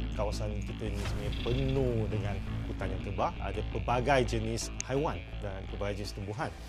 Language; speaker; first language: Malay; non-native, local second language; Chinese